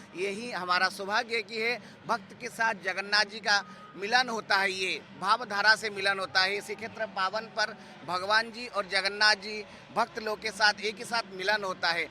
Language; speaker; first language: Hindi; non-native, local second language; Odia